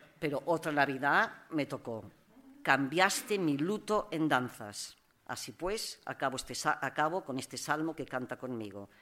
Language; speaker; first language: Spanish; non-native, local second language; Catalan